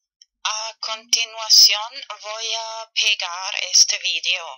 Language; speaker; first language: Spanish; non-native, fluent; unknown